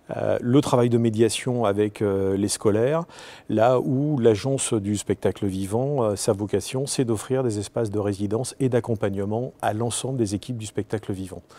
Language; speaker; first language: French; native; French